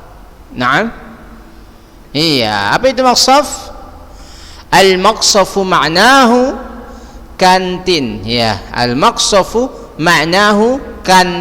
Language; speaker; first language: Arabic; non-native, fluent; Indonesian